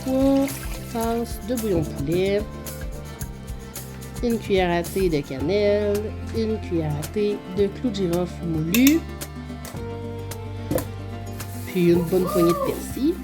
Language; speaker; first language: French; native; French